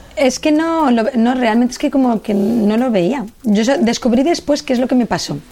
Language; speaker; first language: Spanish; native; Spanish